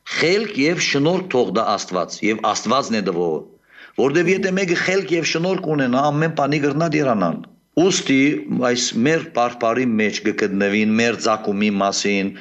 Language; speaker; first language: Armenian; native; Armenian